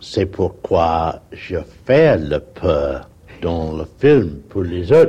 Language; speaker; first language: French; non-native, learner; English